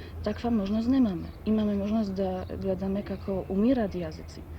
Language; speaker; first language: Macedonian; non-native, fluent; Polish